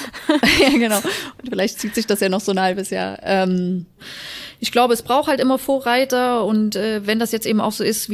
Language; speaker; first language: German; native; German